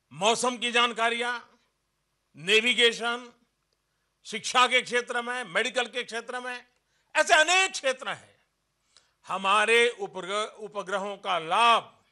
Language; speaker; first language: Hindi; non-native, local second language; Marathi